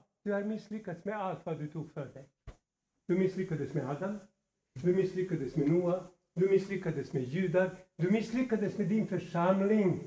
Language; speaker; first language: Swedish; non-native, fluent; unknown